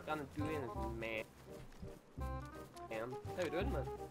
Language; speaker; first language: English; native; English